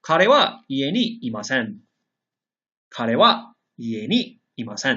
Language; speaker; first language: Japanese; non-native, fluent; English